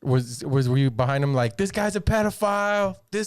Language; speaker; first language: English; native; English